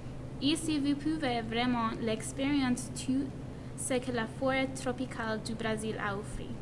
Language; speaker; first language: French; non-native, learner; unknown